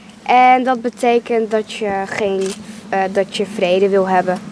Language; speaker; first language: Dutch; early bilingual, other home language; Polish